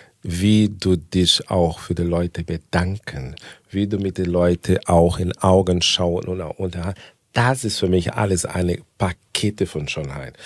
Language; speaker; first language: German; non-native, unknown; Portuguese